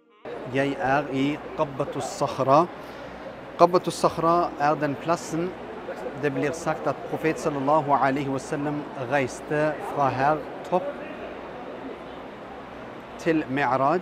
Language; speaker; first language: Norwegian; early bilingual, other home language; Urdu